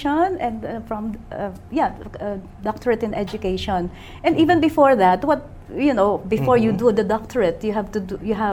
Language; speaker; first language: English; non-native, local second language; Pampanga